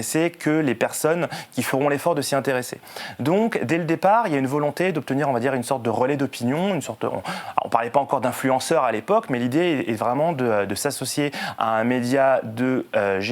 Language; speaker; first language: French; native; French